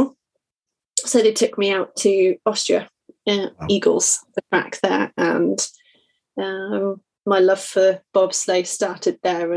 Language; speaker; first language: English; native; English